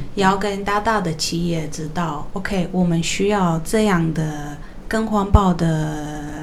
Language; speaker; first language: Chinese; non-native, fluent; Polish